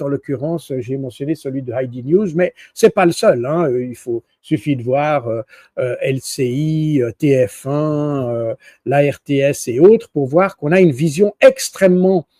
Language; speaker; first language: French; native; French